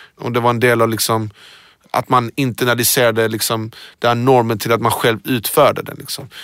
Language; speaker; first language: Swedish; early bilingual, other home language; Persian